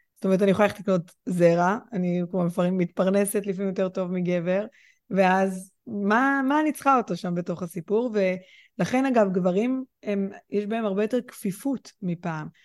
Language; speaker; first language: Hebrew; native; Hebrew